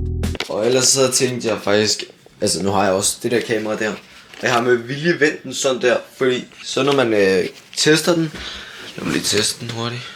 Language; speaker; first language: Danish; native; Danish